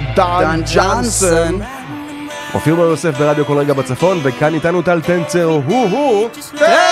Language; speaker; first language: Hebrew; native; Hebrew